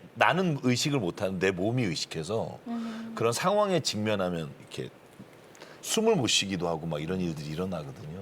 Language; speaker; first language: Korean; native; Korean